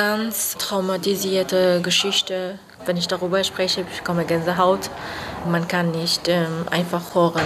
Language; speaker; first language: German; non-native, fluent; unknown